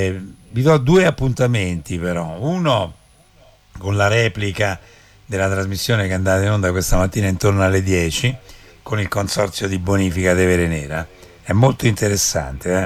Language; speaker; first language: Italian; native; Italian